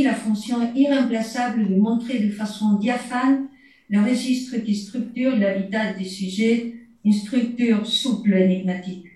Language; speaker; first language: French; native; French